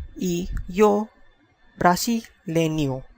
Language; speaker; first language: Spanish; non-native, fluent; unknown